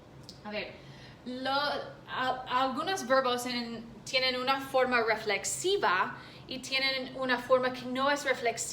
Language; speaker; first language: Spanish; non-native, fluent; English